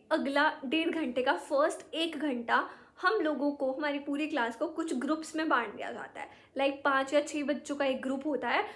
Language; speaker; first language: Hindi; native; Hindi